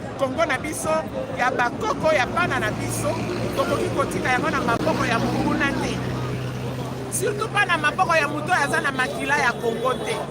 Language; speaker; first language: Lingala; non-native, local second language; Luba-Lulua